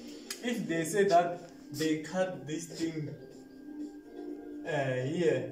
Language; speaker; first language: English; non-native, local second language; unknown